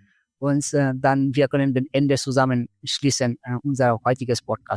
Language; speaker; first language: German; non-native, fluent; Bangla